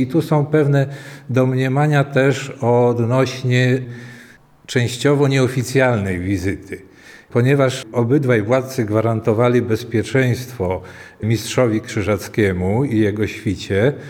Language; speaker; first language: Polish; native; Polish